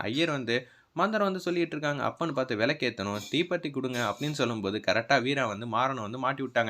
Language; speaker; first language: Tamil; native; Tamil